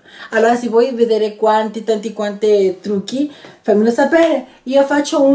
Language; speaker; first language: Italian; non-native, learner; Spanish